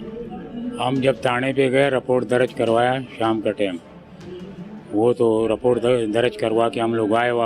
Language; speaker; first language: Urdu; non-native, local second language; Pashto